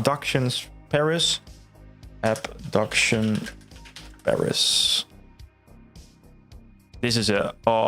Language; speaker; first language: English; non-native, fluent; Dutch